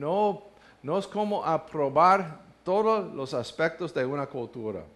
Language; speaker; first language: Spanish; non-native, fluent; English